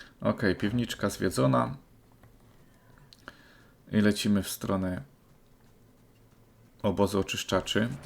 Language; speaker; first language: Polish; native; Polish